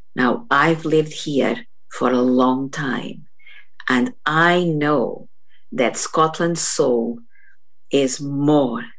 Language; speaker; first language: English; non-native, fluent; Portuguese